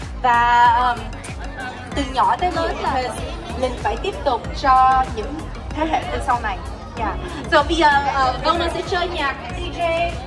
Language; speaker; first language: Vietnamese; early bilingual, heritage; Vietnamese